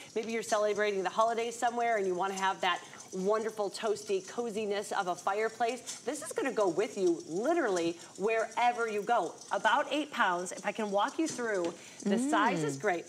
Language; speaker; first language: English; native; English